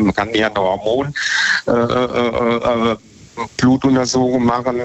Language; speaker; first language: German; native; German